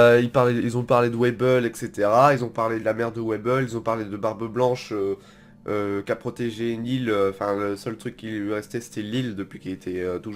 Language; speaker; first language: French; native; French